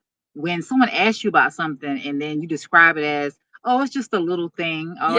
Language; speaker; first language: English; native; English